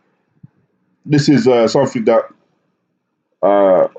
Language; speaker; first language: English; native; English